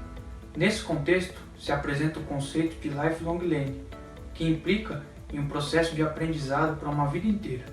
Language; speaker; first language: Portuguese; native; Portuguese